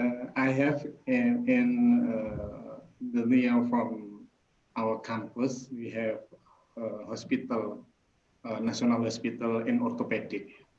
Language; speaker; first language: English; non-native, learner; Indonesian